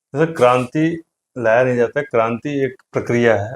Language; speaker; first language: Hindi; native; Hindi